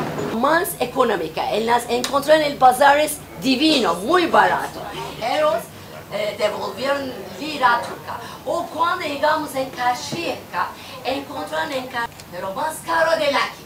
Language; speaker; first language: Spanish; non-native, learner; Turkish